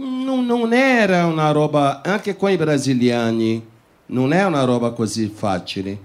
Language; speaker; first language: Italian; non-native, fluent; Portuguese